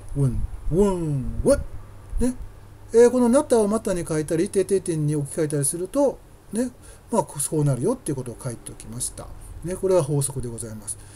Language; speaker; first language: Japanese; native; Japanese